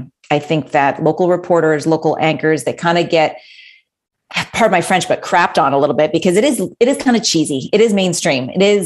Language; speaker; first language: English; native; English